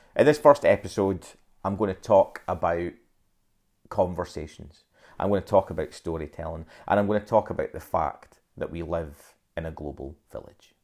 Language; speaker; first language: English; native; English